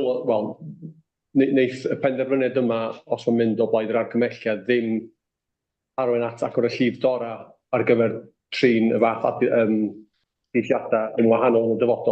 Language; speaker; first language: Welsh; native; Welsh